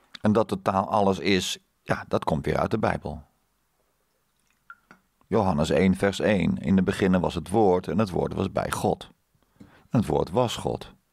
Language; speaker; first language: Dutch; native; Dutch